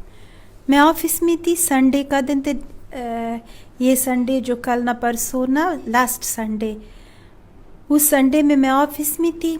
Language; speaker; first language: Hindi; non-native, fluent; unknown